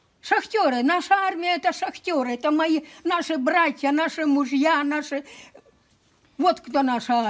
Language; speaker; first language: Russian; native; Russian